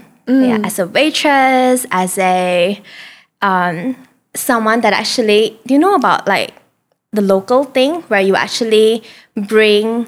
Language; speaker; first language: English; non-native, local second language; Chinese